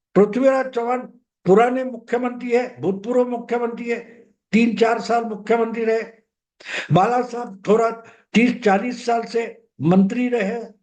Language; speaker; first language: Hindi; non-native, local second language; Marathi